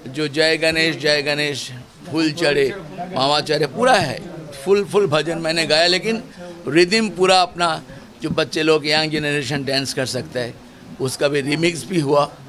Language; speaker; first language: Hindi; non-native, local second language; Bangla